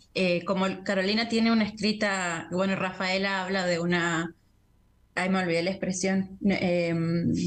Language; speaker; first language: Spanish; native; Spanish